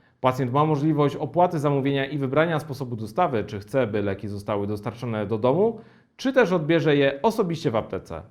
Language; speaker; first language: Polish; native; Polish